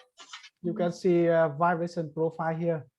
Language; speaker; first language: English; non-native, learner; Vietnamese